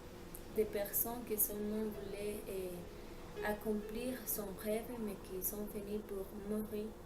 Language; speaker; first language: French; non-native, learner; Spanish